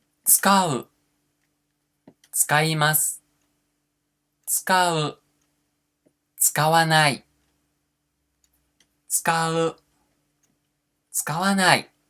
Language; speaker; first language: Japanese; non-native, fluent; Portuguese